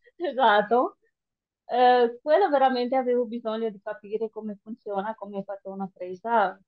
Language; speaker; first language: Italian; non-native, fluent; Romanian